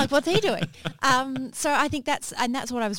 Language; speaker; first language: English; native; English